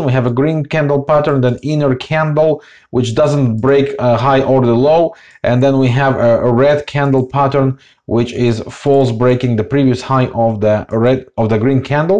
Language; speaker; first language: English; non-native, fluent; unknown